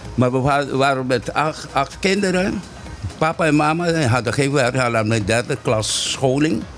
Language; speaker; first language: Dutch; non-native, fluent; Papiamento